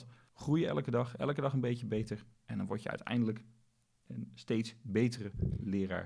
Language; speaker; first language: Dutch; native; Dutch